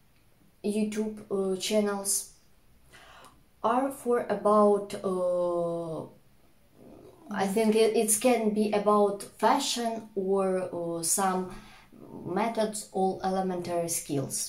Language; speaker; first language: English; non-native, fluent; Russian